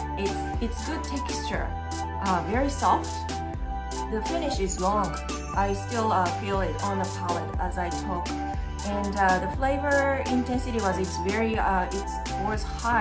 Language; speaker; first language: English; non-native, fluent; Japanese